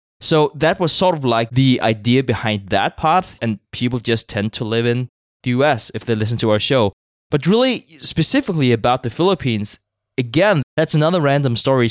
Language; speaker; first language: English; non-native, fluent; Danish